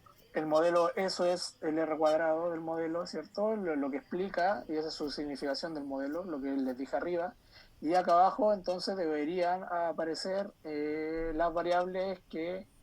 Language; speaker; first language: Spanish; native; Spanish